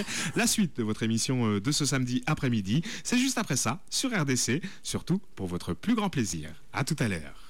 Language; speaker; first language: French; native; French